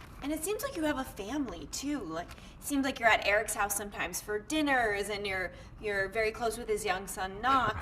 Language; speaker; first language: English; native; English